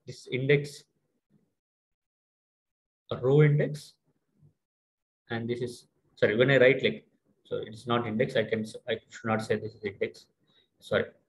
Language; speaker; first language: English; non-native, local second language; Telugu